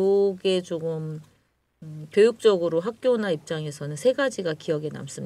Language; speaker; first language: Korean; native; Korean